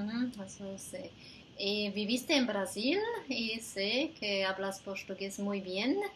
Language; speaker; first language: Spanish; non-native, fluent; Portuguese